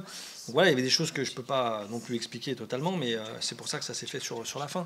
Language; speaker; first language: French; native; French